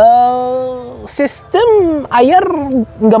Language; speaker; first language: Indonesian; non-native, fluent; Arabic